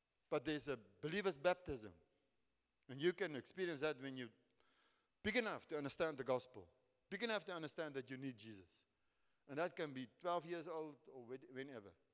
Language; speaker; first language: English; non-native, local second language; Afrikaans